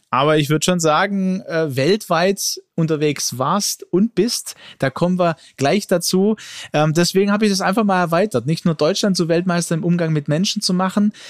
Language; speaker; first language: German; early bilingual, other home language; Greek